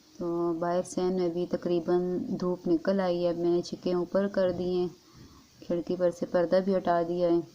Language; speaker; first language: Urdu; non-native, local second language; Northern Hindko